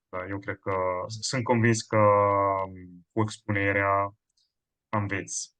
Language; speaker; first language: Romanian; non-native, fluent; Italian